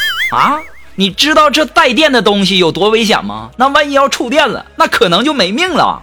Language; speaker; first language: Chinese; native; Chinese